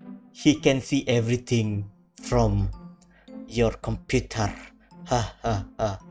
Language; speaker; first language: English; non-native, local second language; Malay